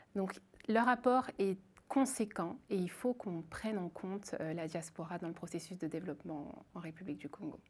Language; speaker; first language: French; native; French